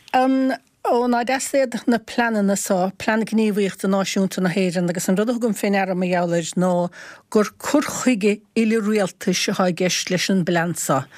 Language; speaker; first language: Irish; native; Irish